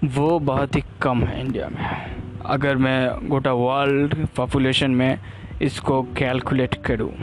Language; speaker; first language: Hindi; native; Hindi